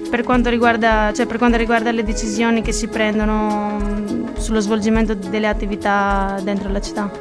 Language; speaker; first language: Italian; non-native, fluent; Albanian